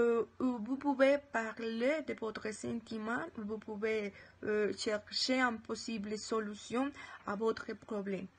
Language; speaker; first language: French; non-native, learner; Spanish